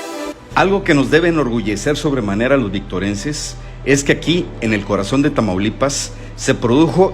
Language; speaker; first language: Spanish; native; Spanish